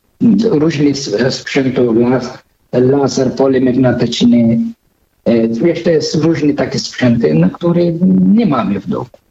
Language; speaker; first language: Polish; non-native, fluent; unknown